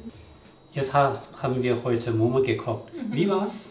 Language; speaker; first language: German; non-native, learner; Tibetan